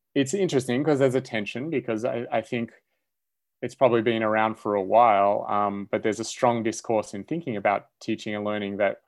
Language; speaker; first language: English; native; English